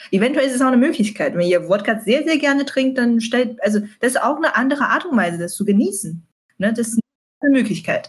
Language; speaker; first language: German; non-native, fluent; Chinese